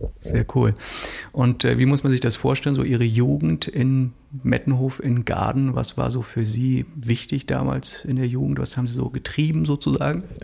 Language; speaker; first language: German; native; German